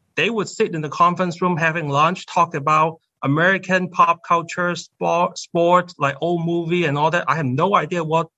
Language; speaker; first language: English; non-native, fluent; Cantonese